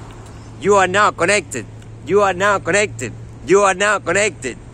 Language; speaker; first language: English; native; English